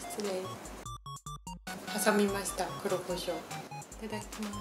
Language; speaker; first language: Japanese; native; Japanese